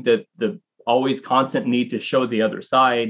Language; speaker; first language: English; native; English